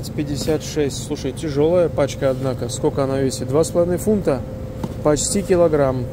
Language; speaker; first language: Russian; native; Russian